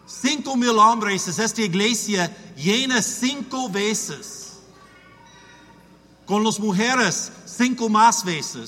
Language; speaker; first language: Spanish; non-native, learner; English